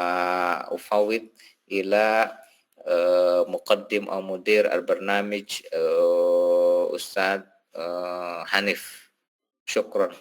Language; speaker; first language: Arabic; non-native, fluent; Indonesian